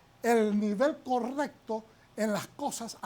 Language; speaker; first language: Spanish; native; Spanish